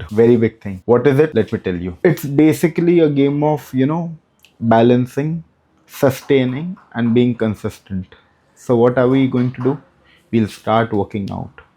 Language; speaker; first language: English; non-native, local second language; Hindi